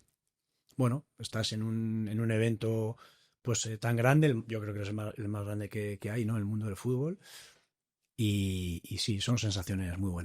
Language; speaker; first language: Spanish; native; Spanish